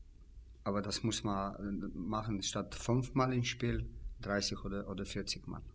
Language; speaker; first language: German; non-native, fluent; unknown